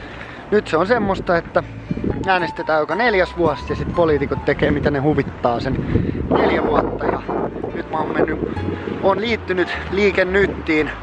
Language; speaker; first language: Finnish; native; Finnish